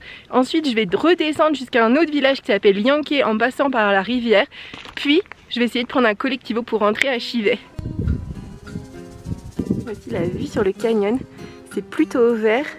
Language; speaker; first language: French; native; French